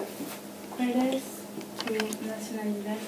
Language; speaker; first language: Spanish; non-native, learner; French